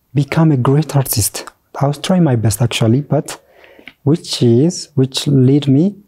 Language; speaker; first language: English; non-native, fluent; Oromo